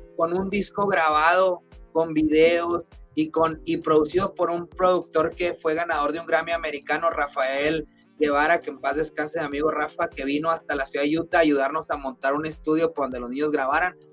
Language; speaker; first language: Spanish; native; Spanish